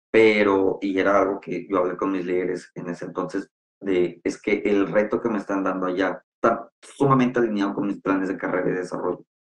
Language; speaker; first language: Spanish; native; Spanish